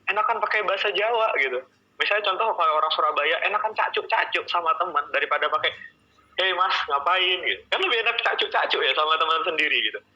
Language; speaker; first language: Indonesian; native; Indonesian